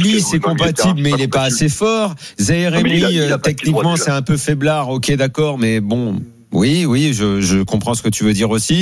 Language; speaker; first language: French; native; French